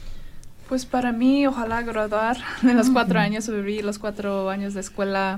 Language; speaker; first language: Spanish; early bilingual, heritage; Spanish